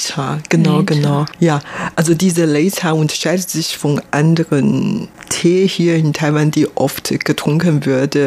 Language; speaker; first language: German; non-native, fluent; Hakka Chinese